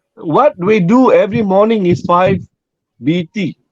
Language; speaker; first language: English; non-native, local second language; Malay